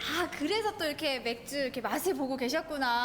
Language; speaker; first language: Korean; native; Korean